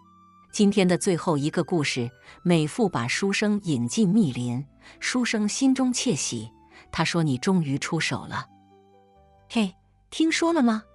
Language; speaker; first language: Chinese; native; Chinese